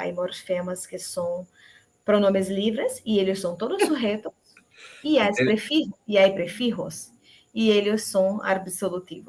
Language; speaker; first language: Spanish; non-native, fluent; Portuguese